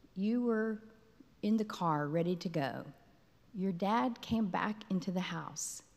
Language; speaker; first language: English; native; English